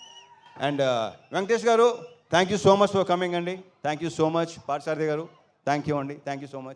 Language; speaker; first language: Telugu; native; Telugu